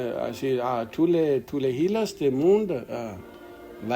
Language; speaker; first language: French; non-native, learner; English